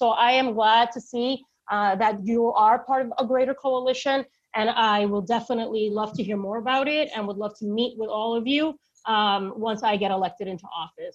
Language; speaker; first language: English; non-native, local second language; Spanish